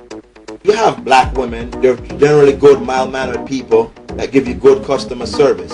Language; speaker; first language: English; native; English